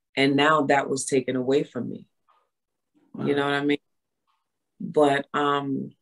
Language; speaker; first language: English; native; English